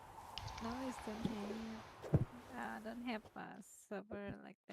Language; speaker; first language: English; non-native, learner; Indonesian